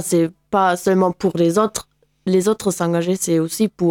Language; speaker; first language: French; non-native, learner; German